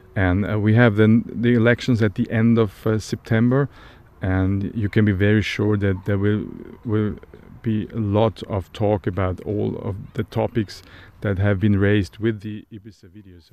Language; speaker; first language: English; non-native, fluent; German